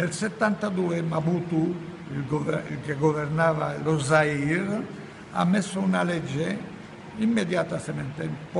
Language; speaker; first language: Italian; non-native, fluent; Ladino